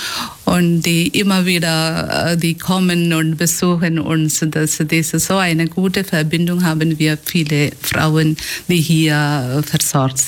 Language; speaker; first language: German; non-native, fluent; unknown